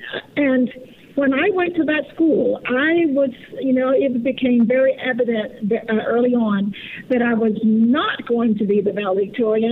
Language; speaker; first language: English; native; English